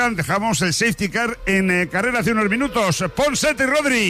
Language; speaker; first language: Spanish; native; Spanish